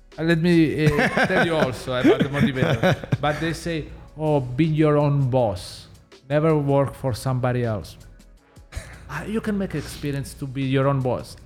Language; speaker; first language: English; non-native, learner; Italian